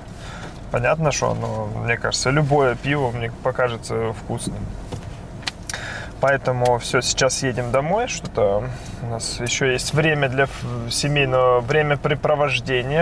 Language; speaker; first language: Russian; native; Russian